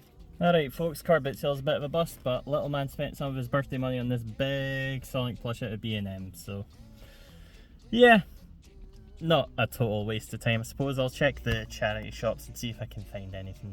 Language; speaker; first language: English; native; English